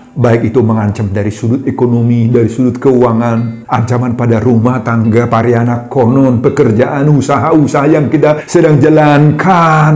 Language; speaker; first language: Indonesian; non-native, local second language; Batak Toba